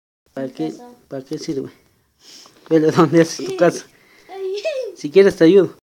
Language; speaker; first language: Spanish; native; Spanish